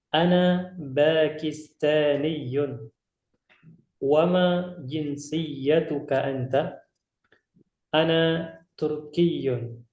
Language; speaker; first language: Arabic; non-native, fluent; Indonesian